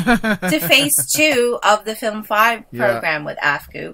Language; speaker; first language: English; native; English